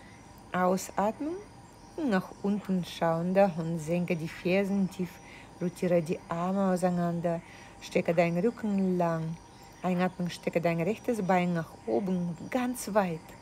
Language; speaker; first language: German; non-native, fluent; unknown